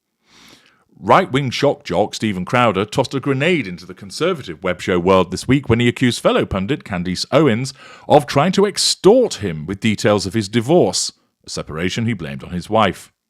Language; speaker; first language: English; native; English